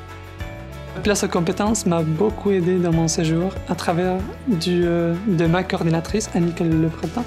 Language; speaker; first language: French; non-native, learner; Spanish